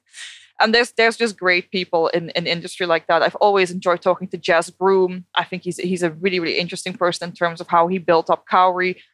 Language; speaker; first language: English; non-native, fluent; Dutch